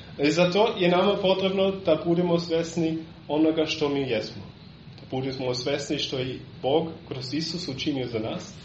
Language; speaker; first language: Serbian; non-native, fluent; German